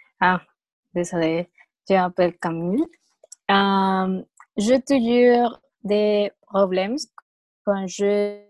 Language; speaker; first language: French; non-native, learner; Spanish